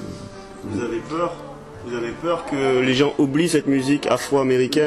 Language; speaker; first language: French; native; French